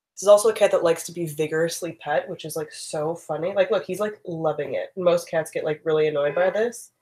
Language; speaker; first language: English; native; English